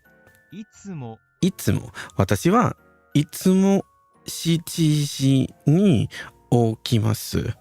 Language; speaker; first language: Japanese; non-native, learner; Spanish